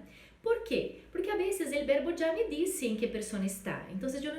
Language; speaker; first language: Spanish; non-native, fluent; Portuguese